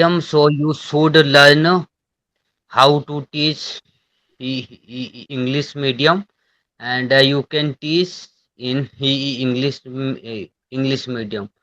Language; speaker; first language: English; non-native, learner; Hindi